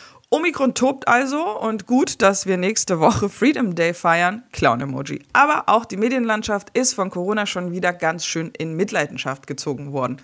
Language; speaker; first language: German; native; German